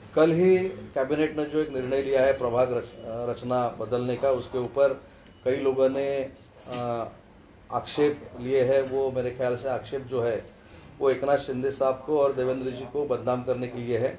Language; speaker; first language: Hindi; non-native, local second language; Marathi